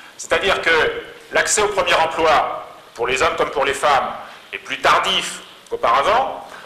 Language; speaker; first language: French; native; French